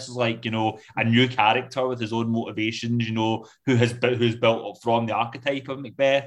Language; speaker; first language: English; native; English